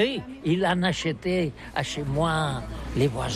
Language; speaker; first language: French; non-native, learner; Catalan